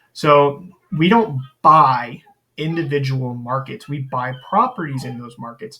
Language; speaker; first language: English; native; English